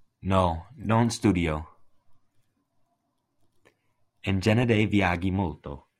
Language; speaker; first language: Italian; non-native, learner; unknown